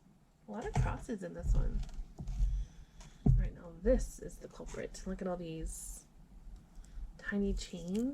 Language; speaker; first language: English; native; English